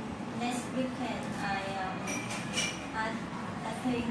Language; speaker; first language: English; non-native, learner; Vietnamese